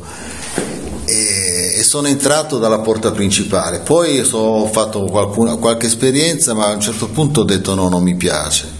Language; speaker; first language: Italian; native; Italian